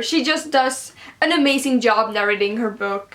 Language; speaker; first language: English; non-native, fluent; Swedish